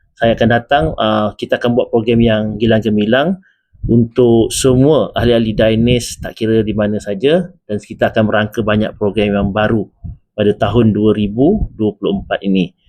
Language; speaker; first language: Malay; native; Malay